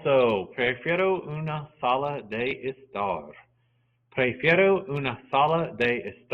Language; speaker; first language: Spanish; non-native, fluent; English